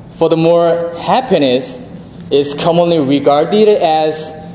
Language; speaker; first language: English; non-native, fluent; Korean